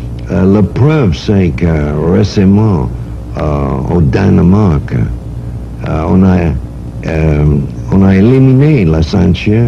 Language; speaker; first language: French; non-native, fluent; English